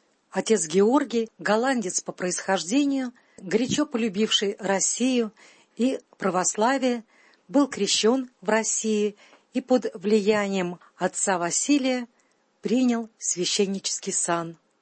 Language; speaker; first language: Russian; native; Russian